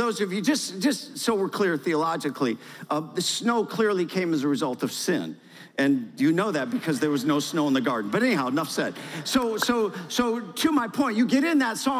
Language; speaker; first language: English; native; English